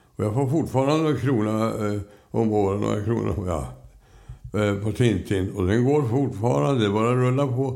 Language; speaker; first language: Swedish; native; Swedish